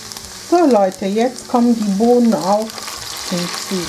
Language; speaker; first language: German; non-native, fluent; Akan